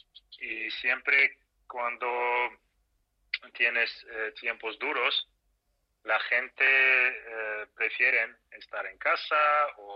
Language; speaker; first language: Spanish; non-native, fluent; Russian